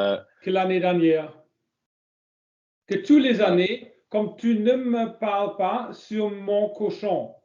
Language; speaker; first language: French; non-native, learner; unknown